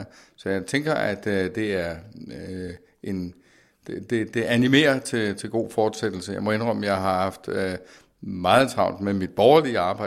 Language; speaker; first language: Danish; native; Danish